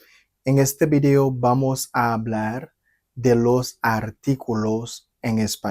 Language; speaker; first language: Spanish; non-native, fluent; Haitian Creole